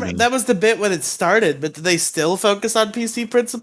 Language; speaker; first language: English; native; English